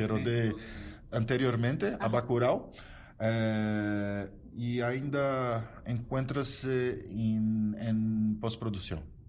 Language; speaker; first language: Spanish; non-native, learner; Portuguese